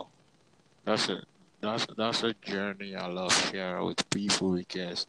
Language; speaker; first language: English; non-native, local second language; Igbo